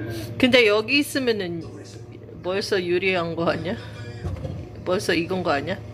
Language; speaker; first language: Korean; non-native, learner; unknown